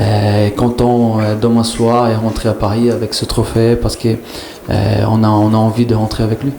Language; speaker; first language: French; non-native, fluent; Portuguese